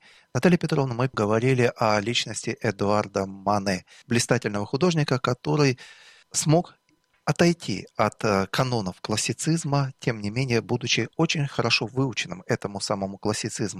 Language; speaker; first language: Russian; native; Russian